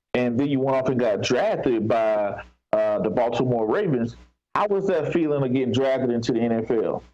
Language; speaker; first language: English; native; English